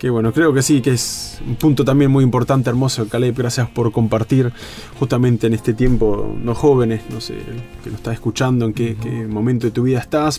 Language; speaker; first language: Spanish; native; Spanish